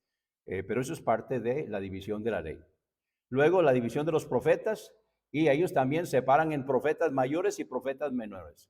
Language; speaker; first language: Spanish; native; Spanish